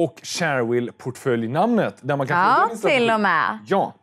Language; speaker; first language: Swedish; native; Swedish